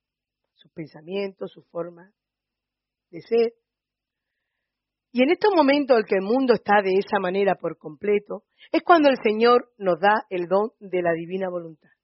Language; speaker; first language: Spanish; native; Spanish